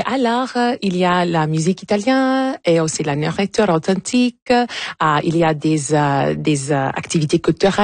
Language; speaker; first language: French; non-native, local second language; English